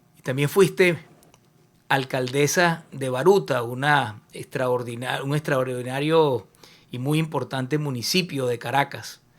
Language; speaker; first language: Spanish; native; Spanish